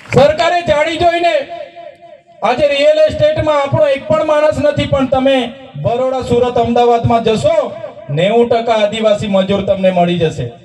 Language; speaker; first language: Gujarati; non-native, local second language; Vasavi